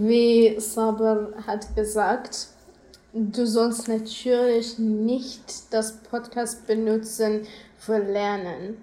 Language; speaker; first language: German; non-native, learner; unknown